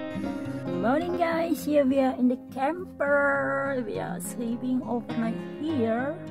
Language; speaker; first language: English; non-native, learner; Indonesian